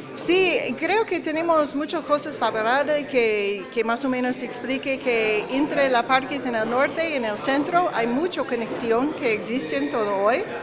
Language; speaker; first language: Spanish; non-native, learner; English